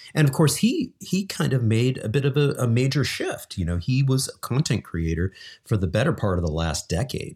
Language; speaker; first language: English; native; English